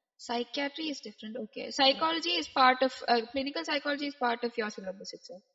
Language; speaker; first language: English; non-native, local second language; Malayalam